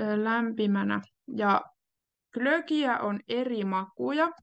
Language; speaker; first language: Finnish; native; Finnish